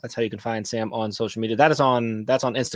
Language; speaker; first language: English; native; English